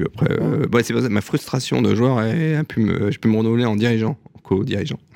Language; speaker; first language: French; native; French